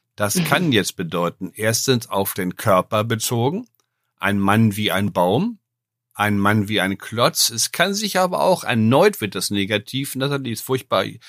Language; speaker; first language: German; native; German